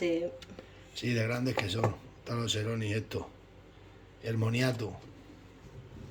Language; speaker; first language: Spanish; native; Spanish